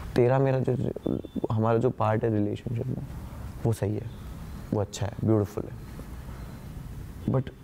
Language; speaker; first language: Hindi; non-native, local second language; Gujarati